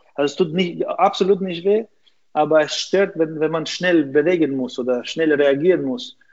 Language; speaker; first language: German; non-native, fluent; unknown